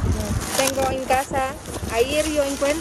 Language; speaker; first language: Spanish; non-native, learner; Filipino